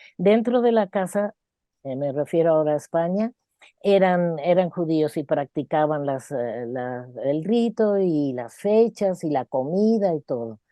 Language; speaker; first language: Spanish; native; Spanish